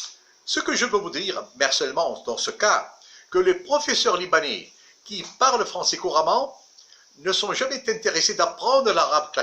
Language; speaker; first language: French; non-native, local second language; Arabic